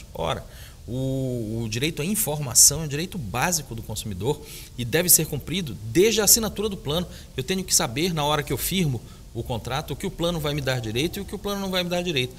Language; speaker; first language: Portuguese; native; Portuguese